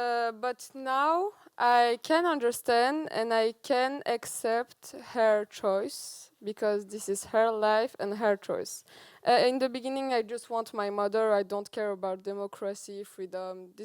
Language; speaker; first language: English; non-native, learner; Persian